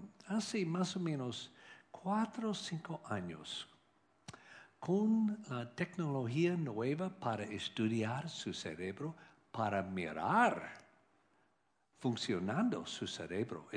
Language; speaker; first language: Spanish; non-native, learner; English